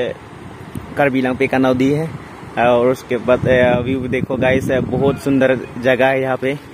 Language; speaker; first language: Hindi; non-native, local second language; Karbi